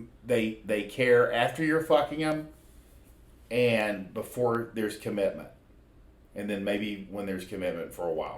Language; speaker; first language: English; native; English